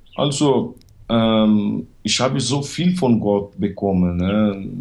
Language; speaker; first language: German; non-native, fluent; Portuguese